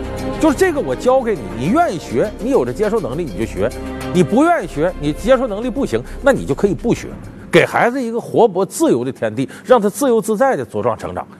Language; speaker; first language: Chinese; native; Chinese